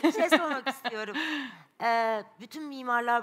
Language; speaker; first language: Turkish; native; Turkish